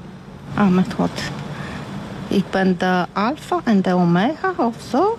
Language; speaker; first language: Dutch; non-native, learner; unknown